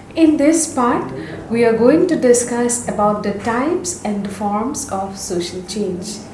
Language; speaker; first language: English; non-native, local second language; Assamese